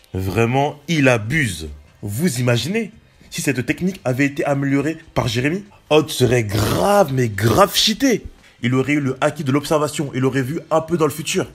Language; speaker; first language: French; native; French